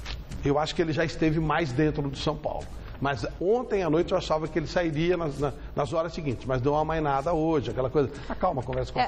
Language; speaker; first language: Portuguese; native; Portuguese